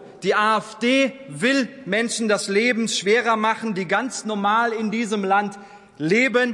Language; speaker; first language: German; early bilingual, other home language; Turkish